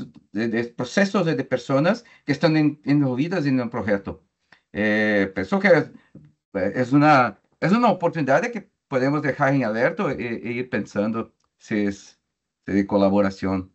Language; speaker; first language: Spanish; non-native, learner; Portuguese